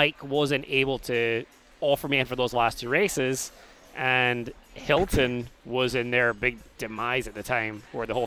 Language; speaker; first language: English; native; English